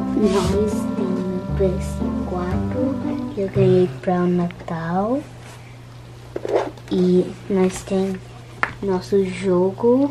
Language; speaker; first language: Portuguese; early bilingual, heritage; Portuguese